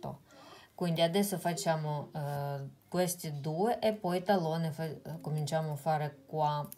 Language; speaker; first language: Italian; non-native, fluent; Russian